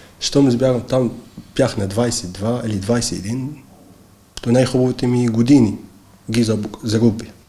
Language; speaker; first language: Bulgarian; non-native, learner; Arabic